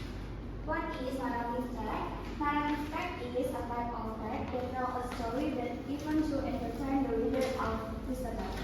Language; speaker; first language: English; non-native, learner; Indonesian